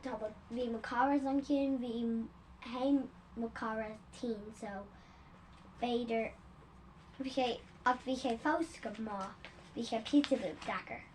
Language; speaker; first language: Irish; non-native, learner; English